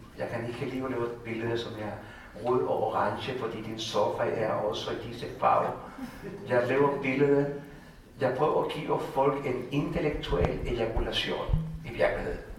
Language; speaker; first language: Danish; non-native, fluent; Spanish